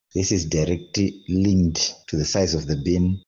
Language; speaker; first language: English; non-native, local second language; Shona